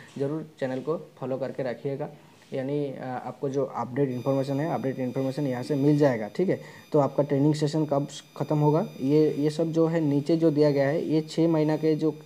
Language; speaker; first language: Hindi; non-native, local second language; Bangla